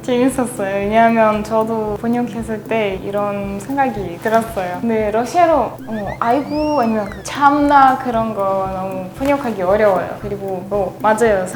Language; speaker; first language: Korean; non-native, learner; Russian